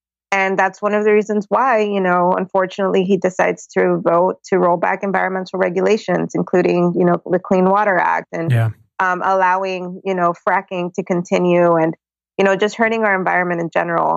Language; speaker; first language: English; native; English